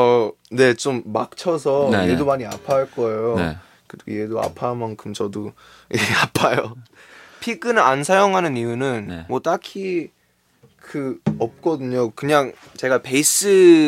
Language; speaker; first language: Korean; early bilingual, heritage; Korean